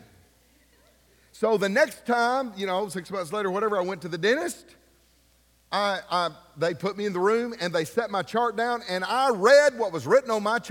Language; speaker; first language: English; native; English